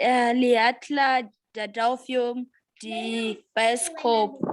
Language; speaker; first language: Indonesian; non-native, learner; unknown